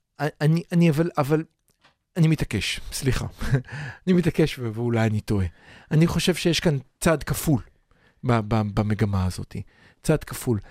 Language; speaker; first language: Hebrew; native; Hebrew